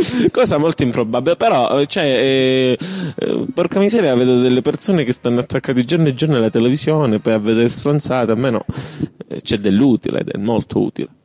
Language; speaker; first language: Italian; native; Italian